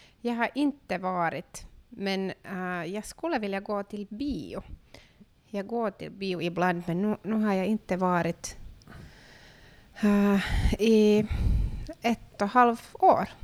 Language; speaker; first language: Swedish; non-native, local second language; Finnish